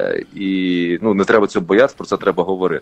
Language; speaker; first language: Ukrainian; native; Ukrainian